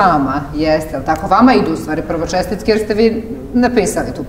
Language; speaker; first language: Serbian; native; Serbian